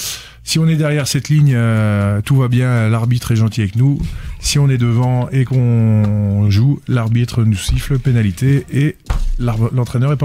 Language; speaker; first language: French; native; French